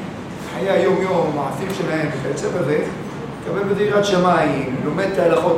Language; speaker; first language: Hebrew; native; Hebrew